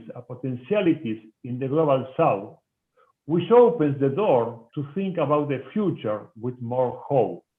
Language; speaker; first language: English; non-native, fluent; Spanish